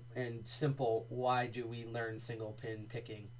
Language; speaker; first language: English; native; English